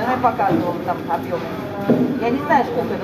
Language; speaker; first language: Russian; native; Russian